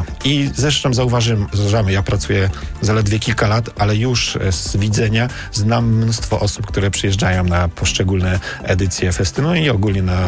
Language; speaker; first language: Polish; native; Polish